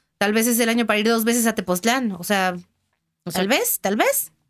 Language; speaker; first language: Spanish; native; Spanish